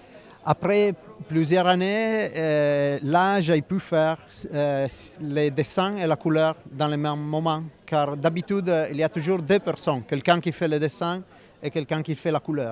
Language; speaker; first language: French; non-native, fluent; Italian